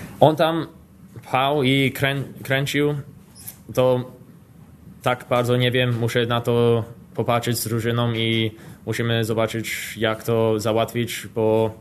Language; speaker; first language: Polish; non-native, learner; English